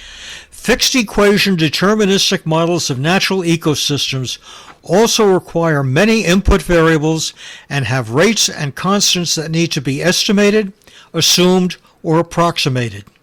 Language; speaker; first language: English; native; English